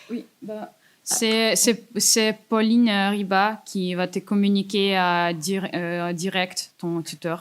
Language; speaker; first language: French; non-native, fluent; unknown